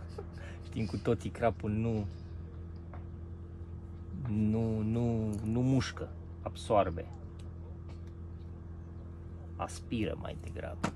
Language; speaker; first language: Romanian; native; Romanian